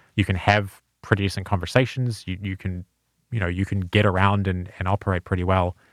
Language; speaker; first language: English; native; English